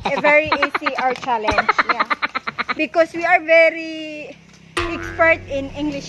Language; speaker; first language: English; non-native, learner; Cebuano